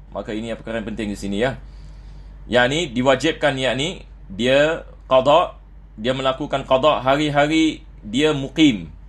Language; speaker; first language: Malay; native; Malay